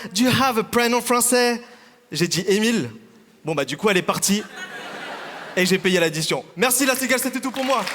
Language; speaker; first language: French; early bilingual, other home language; Vietnamese